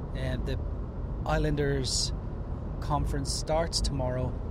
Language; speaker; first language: English; native; English